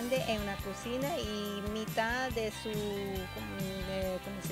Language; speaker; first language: Spanish; non-native, learner; Italian